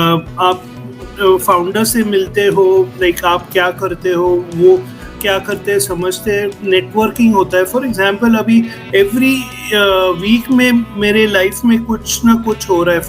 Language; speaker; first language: Hindi; native; Hindi